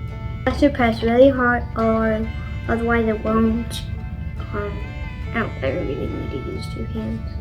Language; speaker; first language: English; native; English